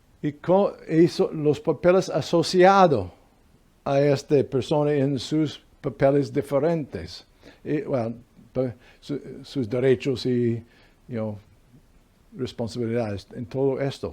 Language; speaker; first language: Spanish; non-native, fluent; English